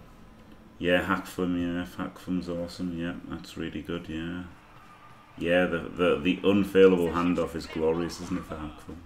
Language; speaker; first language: English; native; English